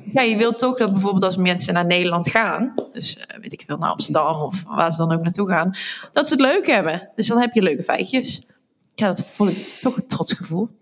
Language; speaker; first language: Dutch; native; Dutch